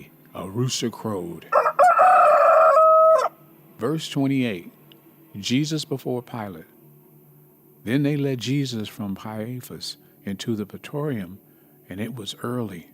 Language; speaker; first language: English; native; English